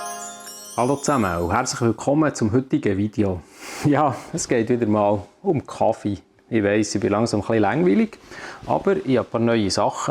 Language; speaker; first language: German; native; German